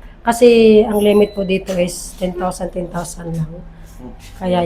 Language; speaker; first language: Filipino; native; Filipino